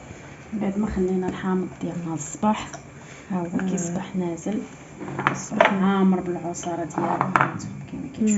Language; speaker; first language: Arabic; native; Arabic